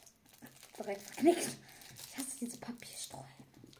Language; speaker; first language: German; native; German